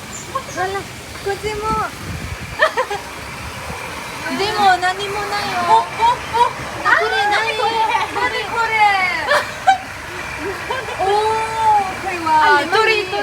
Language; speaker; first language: Japanese; non-native, learner; Mizo